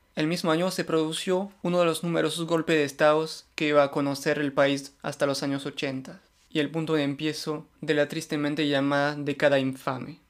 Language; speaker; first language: Spanish; non-native, fluent; French